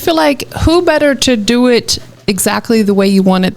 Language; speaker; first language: English; native; English